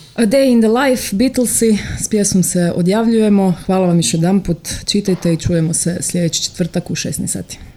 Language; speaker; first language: Croatian; native; Croatian